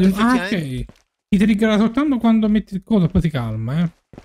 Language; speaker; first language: Italian; native; Italian